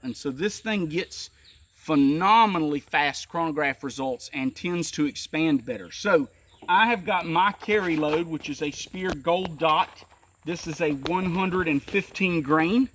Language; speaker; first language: English; native; English